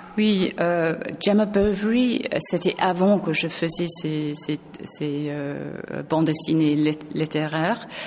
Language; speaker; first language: French; non-native, fluent; English